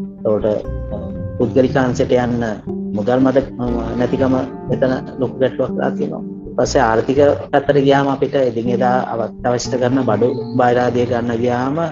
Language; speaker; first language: Sinhala; non-native, local second language; Tamil